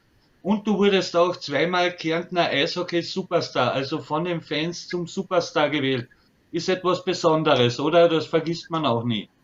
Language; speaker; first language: German; native; German